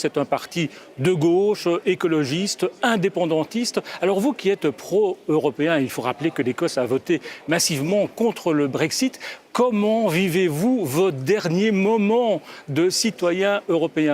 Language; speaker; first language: French; native; French